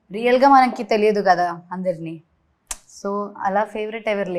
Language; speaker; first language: Telugu; non-native, learner; Malayalam